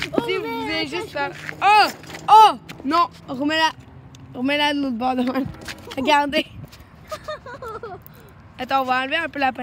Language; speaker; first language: French; native; French